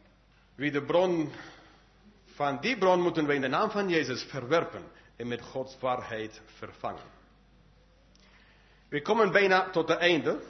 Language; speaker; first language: Dutch; non-native, fluent; English